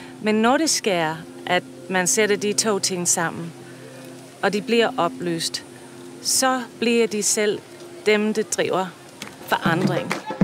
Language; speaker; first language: Danish; non-native, fluent; English